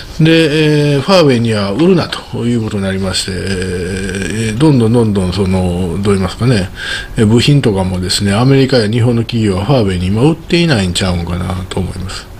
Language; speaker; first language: Japanese; native; Japanese